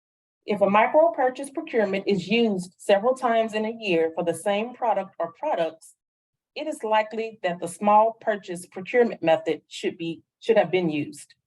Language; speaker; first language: English; native; English